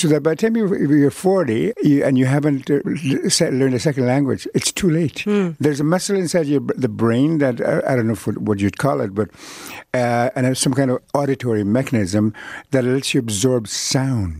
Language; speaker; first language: English; non-native, fluent; Cree